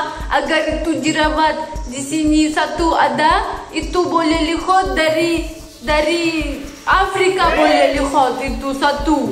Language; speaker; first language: Indonesian; non-native, learner; Russian